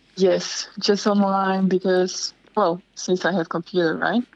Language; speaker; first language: English; non-native, fluent; Slovak